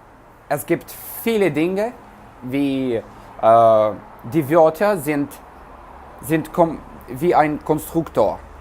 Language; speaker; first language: German; non-native, learner; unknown